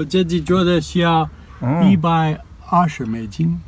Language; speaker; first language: Chinese; non-native, learner; English